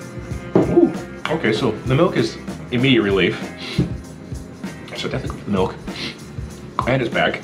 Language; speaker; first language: English; native; English